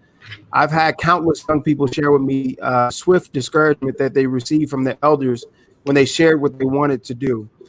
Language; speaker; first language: English; native; English